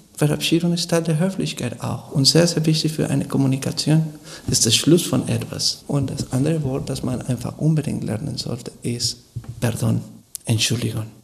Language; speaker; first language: German; non-native, fluent; Spanish